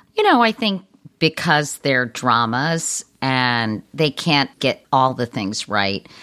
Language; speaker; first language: English; native; English